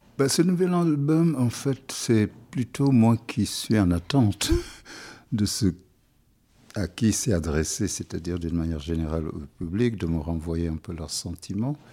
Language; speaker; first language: French; non-native, local second language; Wolof